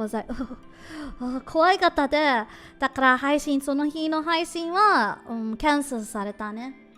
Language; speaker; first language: Japanese; non-native, learner; English